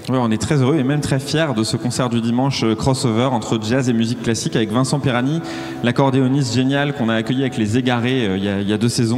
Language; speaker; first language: French; native; French